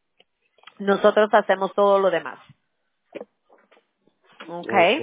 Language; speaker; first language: Spanish; early bilingual, heritage; Spanish